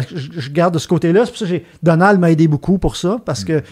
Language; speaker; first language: French; native; French